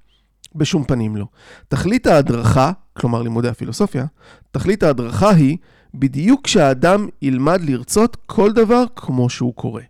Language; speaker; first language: Hebrew; native; Hebrew